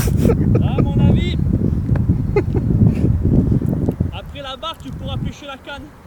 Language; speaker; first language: French; native; French